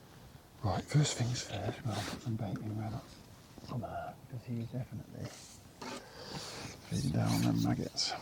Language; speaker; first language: English; native; English